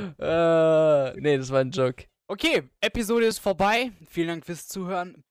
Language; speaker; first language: German; early bilingual, other home language; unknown